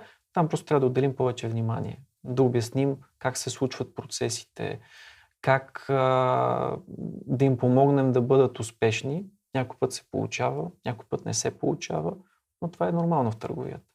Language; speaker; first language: Bulgarian; native; Bulgarian